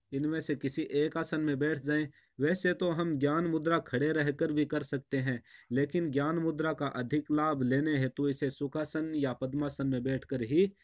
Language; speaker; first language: Hindi; native; Hindi